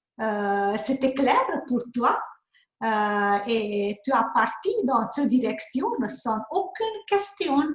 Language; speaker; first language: French; non-native, learner; Hungarian